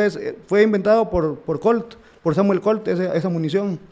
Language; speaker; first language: Spanish; native; Spanish